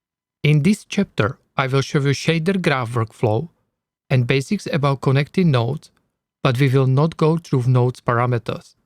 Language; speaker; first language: English; non-native, learner; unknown